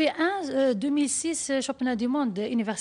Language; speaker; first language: French; non-native, learner; Arabic